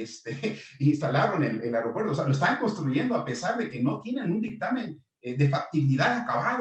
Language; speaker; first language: Spanish; native; Spanish